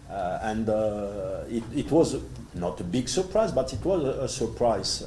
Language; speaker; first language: English; non-native, learner; French